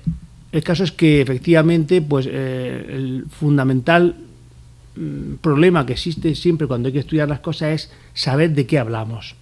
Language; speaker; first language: Spanish; native; Spanish